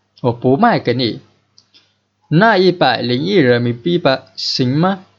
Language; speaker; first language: Chinese; non-native, fluent; Vietnamese